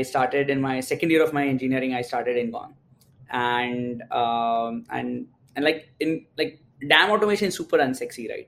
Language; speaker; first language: English; non-native, local second language; Gujarati